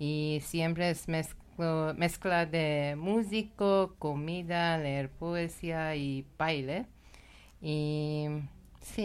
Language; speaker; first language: Spanish; non-native, learner; Persian